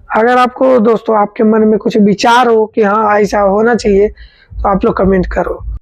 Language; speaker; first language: Hindi; native; Hindi